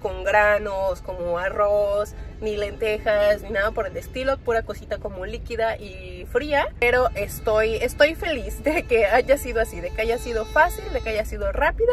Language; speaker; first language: Spanish; native; Spanish